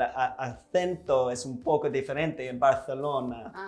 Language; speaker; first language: Spanish; non-native, fluent; English